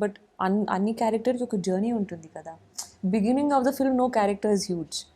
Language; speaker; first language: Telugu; non-native, fluent; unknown